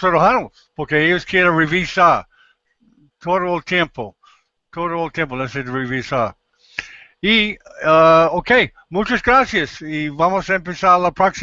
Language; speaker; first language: Spanish; non-native, learner; English